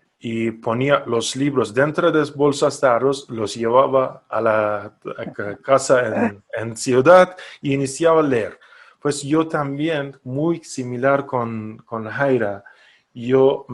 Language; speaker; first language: Spanish; non-native, fluent; Persian